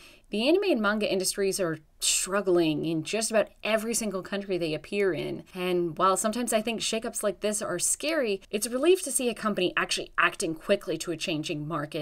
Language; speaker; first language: English; native; English